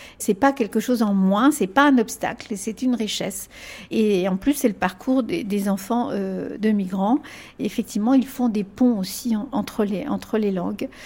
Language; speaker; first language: French; early bilingual, other home language; Spanish